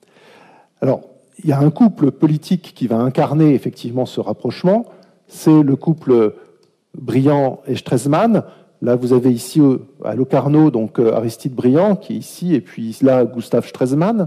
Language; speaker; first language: French; native; French